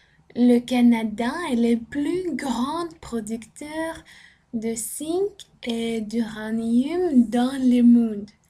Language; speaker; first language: French; non-native, learner; Norwegian